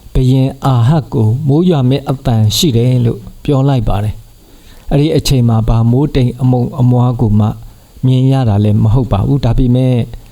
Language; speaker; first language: Burmese; non-native, local second language; S'gaw Karen